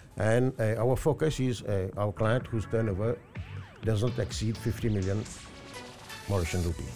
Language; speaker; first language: English; non-native, local second language; Morisyen